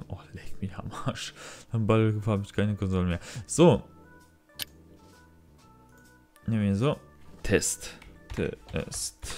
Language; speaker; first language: German; non-native, learner; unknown